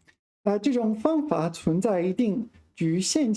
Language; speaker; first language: Chinese; non-native, fluent; English